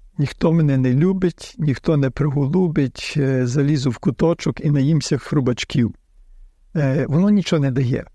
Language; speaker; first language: Ukrainian; early bilingual, heritage; Ukrainian